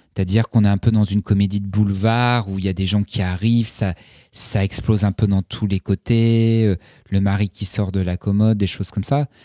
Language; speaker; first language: French; native; French